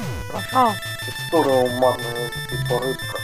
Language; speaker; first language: Russian; native; Russian